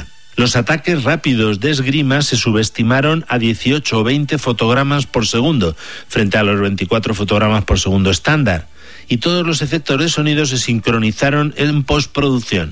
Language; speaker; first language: Spanish; native; Spanish